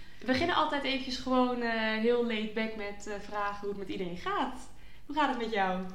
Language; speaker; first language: Dutch; native; Dutch